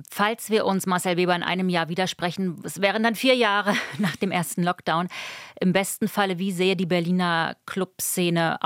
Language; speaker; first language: German; native; German